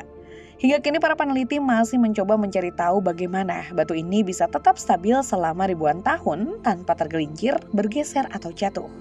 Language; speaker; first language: Indonesian; native; Indonesian